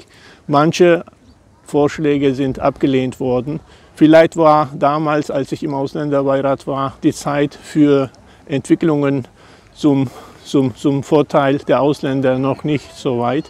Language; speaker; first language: German; non-native, fluent; Turkish